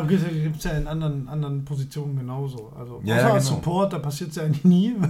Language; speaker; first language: German; native; German